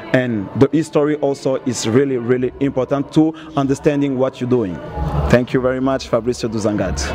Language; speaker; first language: English; non-native, learner; Portuguese